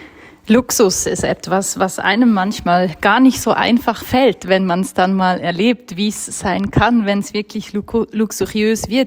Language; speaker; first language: German; native; German